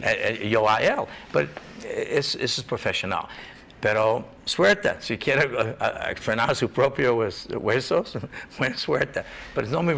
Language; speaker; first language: Spanish; non-native, learner; English